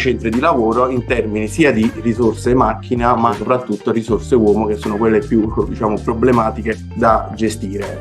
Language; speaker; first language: Italian; native; Italian